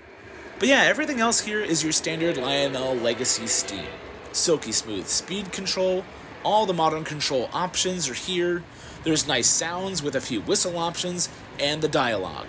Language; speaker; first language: English; native; English